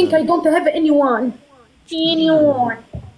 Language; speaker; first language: English; non-native, learner; Arabic